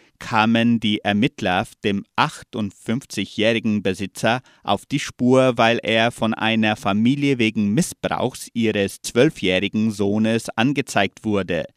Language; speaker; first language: German; native; German